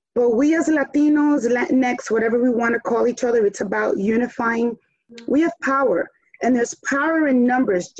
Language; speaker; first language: English; early bilingual, other home language; Spanish